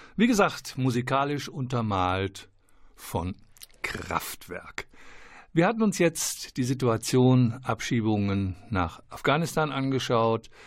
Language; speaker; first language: German; native; German